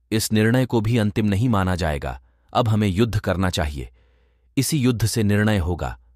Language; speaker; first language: Hindi; non-native, local second language; Gujarati